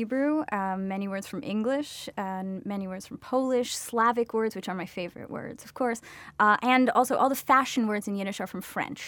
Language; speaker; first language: English; non-native, fluent; Yiddish